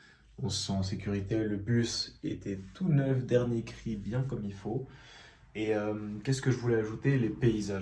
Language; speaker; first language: French; native; French